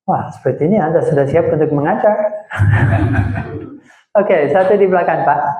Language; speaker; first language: Indonesian; non-native, fluent; English